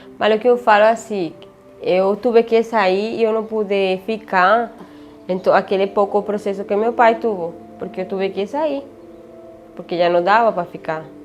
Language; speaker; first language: Portuguese; non-native, learner; Spanish